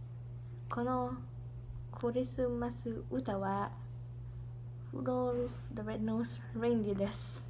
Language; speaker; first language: Japanese; non-native, learner; English